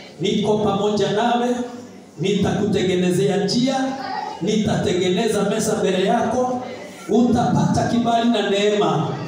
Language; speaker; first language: Swahili; non-native, local second language; Kikuyu